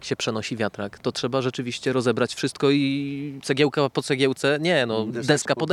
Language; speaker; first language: Polish; native; Polish